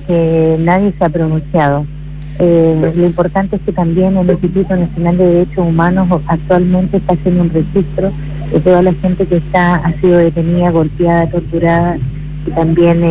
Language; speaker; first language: Spanish; native; Spanish